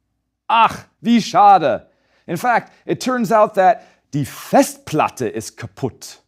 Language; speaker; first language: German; non-native, fluent; English